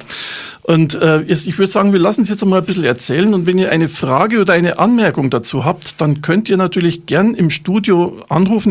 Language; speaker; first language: German; native; German